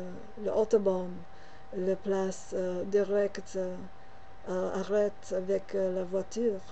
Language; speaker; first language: French; non-native, learner; English